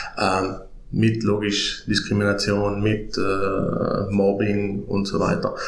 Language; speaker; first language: German; native; German